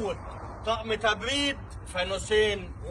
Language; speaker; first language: Arabic; native; Arabic